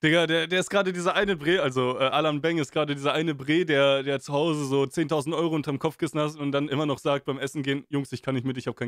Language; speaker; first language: German; native; German